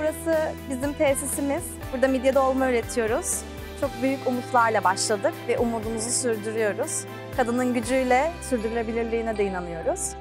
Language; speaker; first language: Turkish; native; Turkish